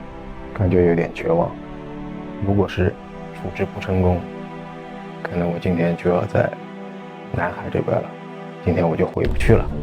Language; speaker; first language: Chinese; native; Chinese